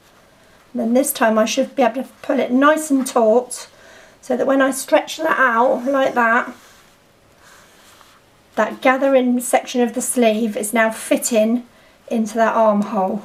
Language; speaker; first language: English; native; English